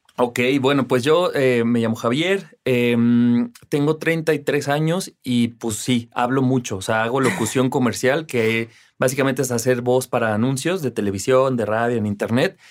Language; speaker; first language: Spanish; native; Spanish